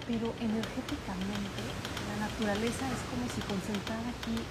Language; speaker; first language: Spanish; early bilingual, other home language; Polish